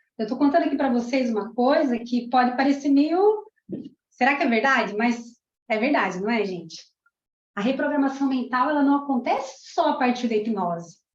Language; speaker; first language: Portuguese; early bilingual, other home language; Spanish